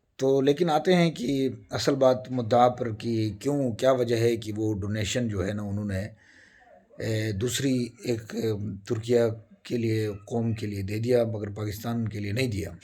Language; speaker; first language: Urdu; non-native, local second language; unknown